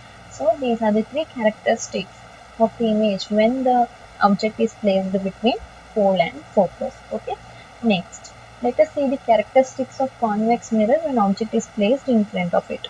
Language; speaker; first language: English; non-native, local second language; Telugu